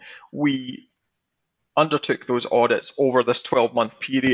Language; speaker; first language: English; native; English